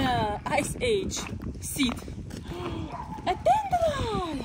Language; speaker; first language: English; non-native, learner; Russian